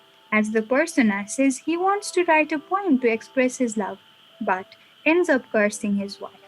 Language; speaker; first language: English; non-native, local second language; Nepali